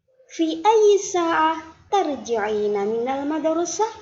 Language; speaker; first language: Arabic; non-native, fluent; Indonesian